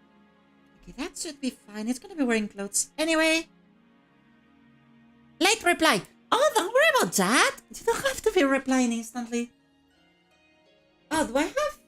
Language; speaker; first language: English; non-native, fluent; Spanish